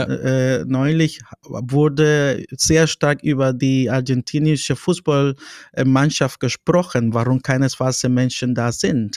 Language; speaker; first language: German; non-native, fluent; Spanish